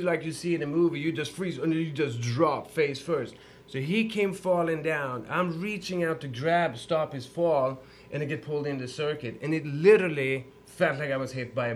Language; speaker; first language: English; non-native, fluent; Swedish